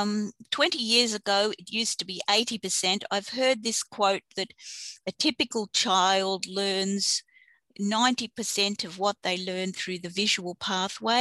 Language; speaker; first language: English; native; English